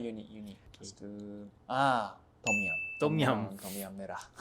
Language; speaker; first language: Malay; non-native, fluent; Japanese